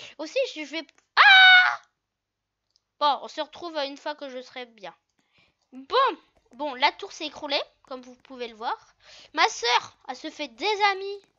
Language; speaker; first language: French; native; French